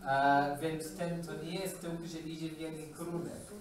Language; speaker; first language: Polish; non-native, learner; English